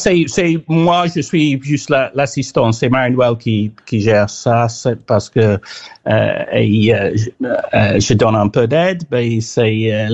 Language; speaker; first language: French; non-native, fluent; English